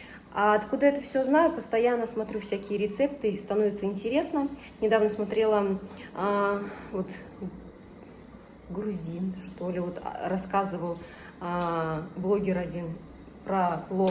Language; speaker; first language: Russian; native; Russian